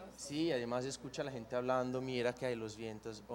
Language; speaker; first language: Spanish; non-native, fluent; Portuguese